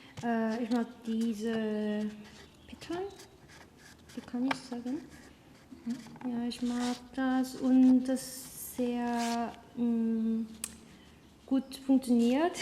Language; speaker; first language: German; non-native, learner; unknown